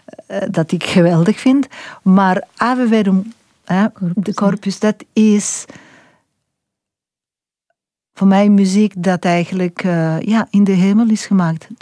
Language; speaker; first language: Dutch; non-native, fluent; French